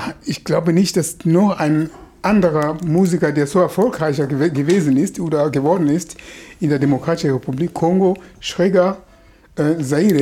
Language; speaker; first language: German; non-native, fluent; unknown